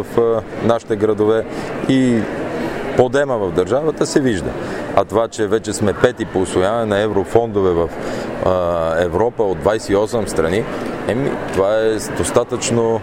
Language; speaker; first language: Bulgarian; native; Bulgarian